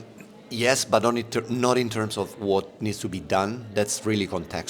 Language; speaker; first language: English; non-native, fluent; Italian